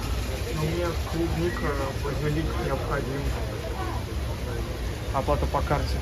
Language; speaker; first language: Russian; native; Russian